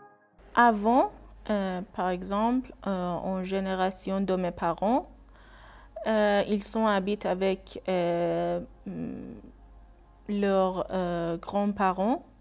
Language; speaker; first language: French; non-native, learner; Persian